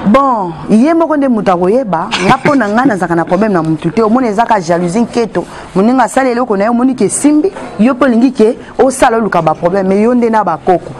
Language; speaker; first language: Lingala; native; Lingala